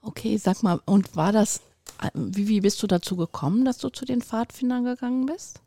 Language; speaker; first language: German; native; German